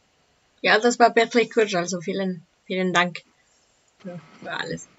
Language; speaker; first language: German; non-native, learner; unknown